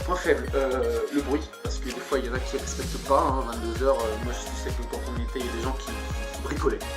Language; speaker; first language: French; native; French